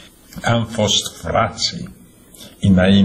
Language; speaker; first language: Romanian; non-native, fluent; Czech